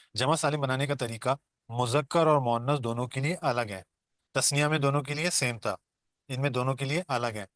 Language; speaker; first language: Urdu; non-native, local second language; Baluchi